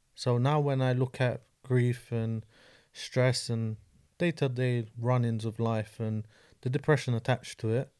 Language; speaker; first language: English; native; English